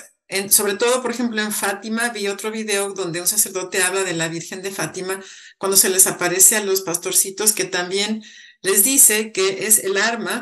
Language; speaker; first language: Spanish; native; Spanish